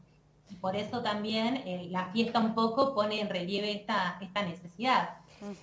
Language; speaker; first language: Spanish; native; Spanish